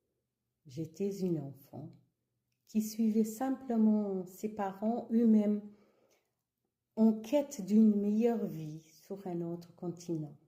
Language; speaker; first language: French; early bilingual, other home language; Kabuverdianu